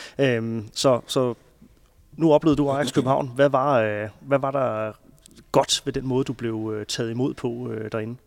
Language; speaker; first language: Danish; native; Danish